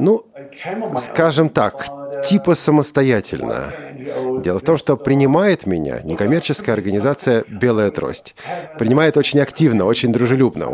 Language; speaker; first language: Russian; non-native, fluent; German